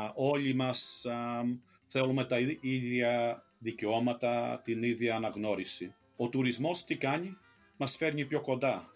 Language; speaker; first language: Greek; early bilingual, heritage; Greek